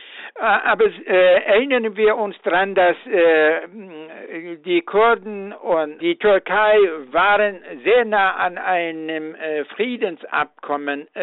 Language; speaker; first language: German; non-native, fluent; Persian